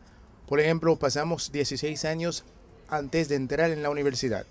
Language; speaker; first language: Spanish; non-native, fluent; Haitian Creole